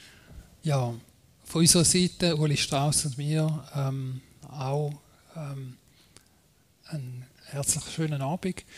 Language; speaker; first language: German; native; German